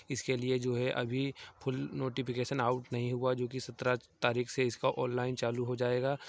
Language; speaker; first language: Hindi; native; Hindi